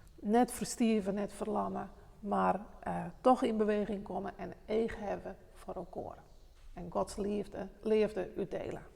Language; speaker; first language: Dutch; non-native, local second language; Western Frisian